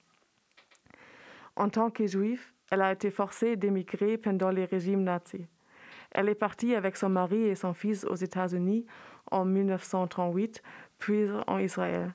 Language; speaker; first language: French; non-native, fluent; German